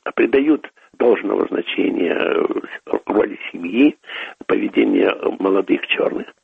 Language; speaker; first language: Russian; native; Russian